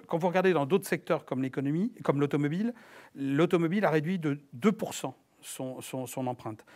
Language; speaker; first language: French; native; French